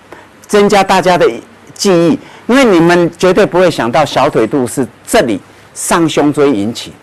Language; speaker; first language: Chinese; native; Chinese